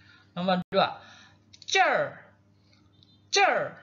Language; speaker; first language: Chinese; non-native, fluent; Indonesian